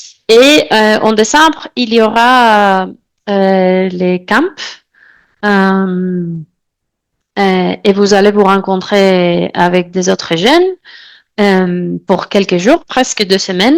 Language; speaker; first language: French; non-native, fluent; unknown